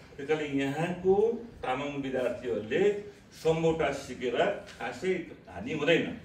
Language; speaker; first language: Nepali; non-native, local second language; Eastern Tamang